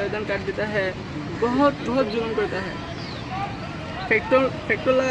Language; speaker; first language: Hindi; non-native, learner; Rohingya